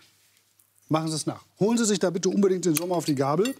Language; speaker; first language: German; native; German